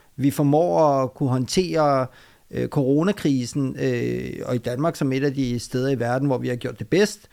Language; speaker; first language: Danish; early bilingual, other home language; Urdu